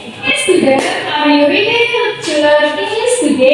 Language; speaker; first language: English; non-native, learner; Indonesian